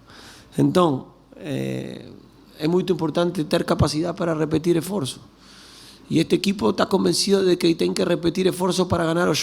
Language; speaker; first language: Portuguese; non-native, learner; Spanish